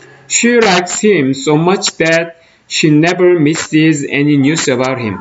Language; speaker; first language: English; non-native, fluent; Korean